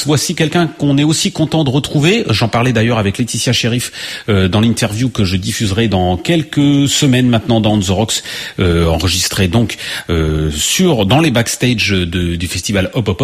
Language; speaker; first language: French; native; French